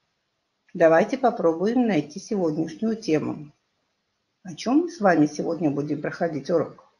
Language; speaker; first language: Russian; non-native, local second language; Kyrgyz